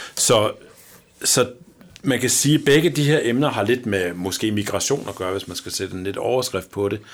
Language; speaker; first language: Danish; native; Danish